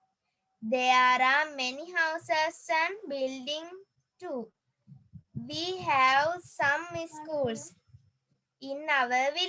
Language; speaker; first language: English; non-native, learner; Sinhala